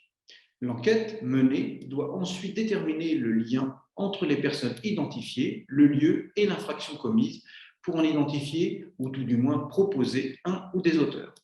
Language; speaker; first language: French; native; French